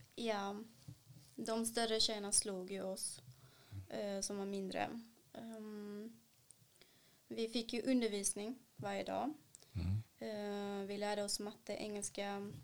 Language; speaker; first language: Swedish; early bilingual, other home language; Kannada